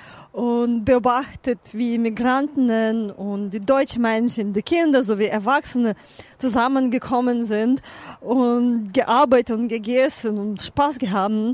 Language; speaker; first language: German; non-native, fluent; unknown